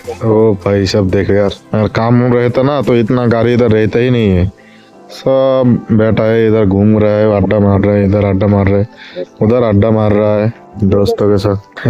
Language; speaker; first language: Hindi; non-native, local second language; Bangla